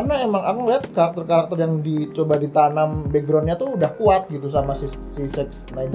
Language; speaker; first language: Indonesian; native; Indonesian